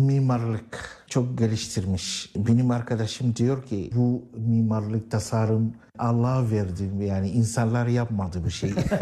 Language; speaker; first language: Turkish; non-native, learner; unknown